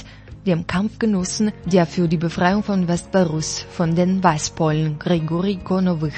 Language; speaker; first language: German; non-native, fluent; Russian